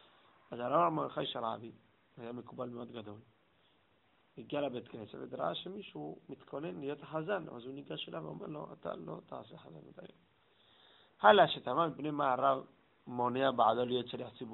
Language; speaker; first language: Hebrew; non-native, fluent; English